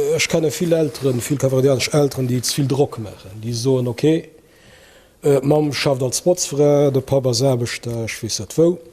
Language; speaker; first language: Luxembourgish; early bilingual, other home language; Kabuverdianu